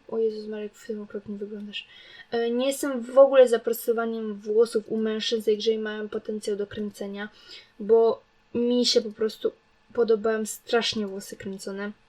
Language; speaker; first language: Polish; native; Polish